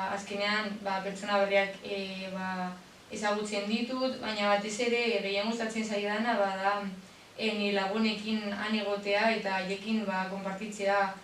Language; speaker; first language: Basque; non-native, local second language; Spanish